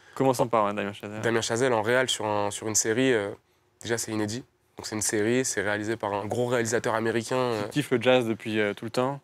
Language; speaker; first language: French; native; French